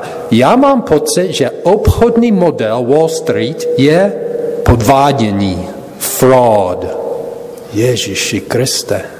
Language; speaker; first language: Czech; non-native, fluent; English